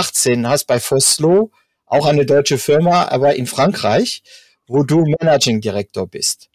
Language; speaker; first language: German; native; German